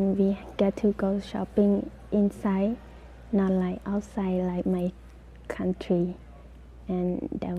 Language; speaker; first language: English; non-native, learner; Lao